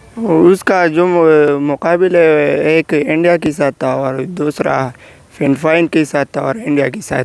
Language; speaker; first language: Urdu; non-native, local second language; Pashto